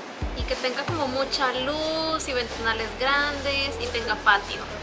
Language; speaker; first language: Spanish; native; Spanish